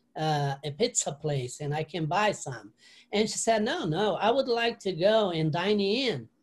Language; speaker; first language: English; non-native, learner; Portuguese